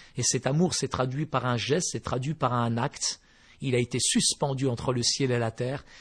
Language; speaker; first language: French; early bilingual, other home language; Berber languages